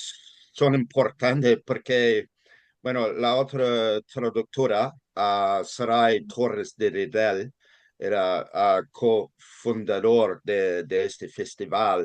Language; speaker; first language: Spanish; non-native, fluent; English